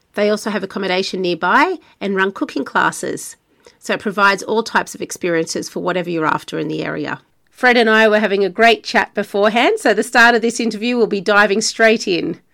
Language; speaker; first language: English; native; English